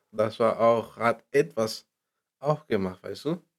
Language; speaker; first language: German; non-native, learner; Spanish